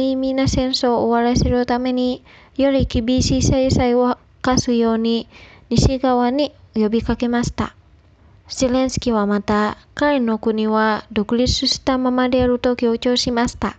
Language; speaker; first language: Japanese; non-native, fluent; Indonesian